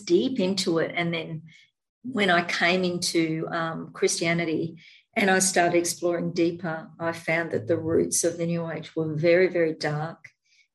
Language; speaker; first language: English; native; English